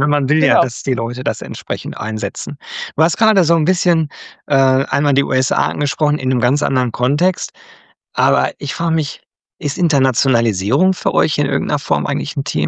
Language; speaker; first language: German; native; German